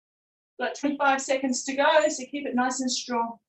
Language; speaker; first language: English; native; English